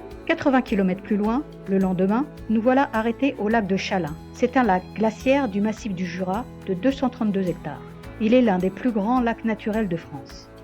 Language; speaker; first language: French; native; French